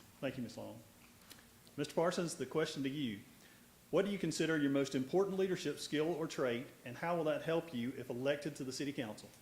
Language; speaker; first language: English; native; English